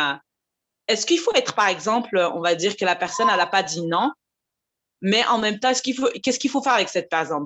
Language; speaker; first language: French; native; French